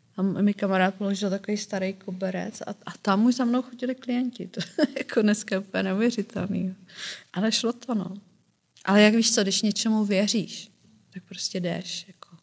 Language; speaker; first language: Czech; native; Czech